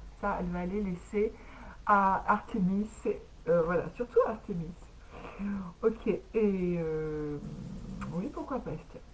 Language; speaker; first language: French; native; French